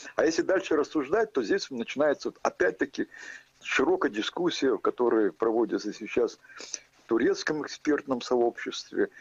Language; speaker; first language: Russian; native; Russian